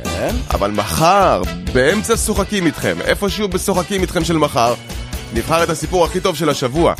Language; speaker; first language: Hebrew; native; Hebrew